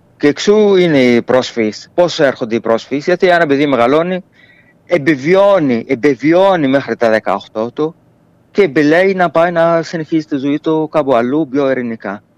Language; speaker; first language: Greek; non-native, fluent; Arabic